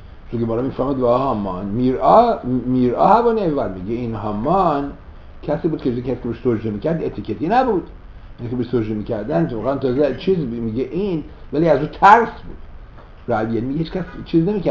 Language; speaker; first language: Persian; native; Persian